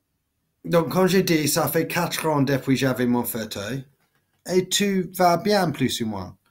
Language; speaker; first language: French; non-native, learner; English